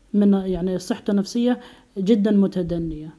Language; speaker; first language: Arabic; native; Arabic